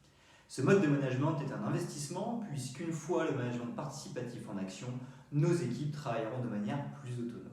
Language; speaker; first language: French; native; French